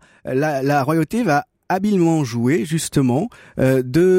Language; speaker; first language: French; native; French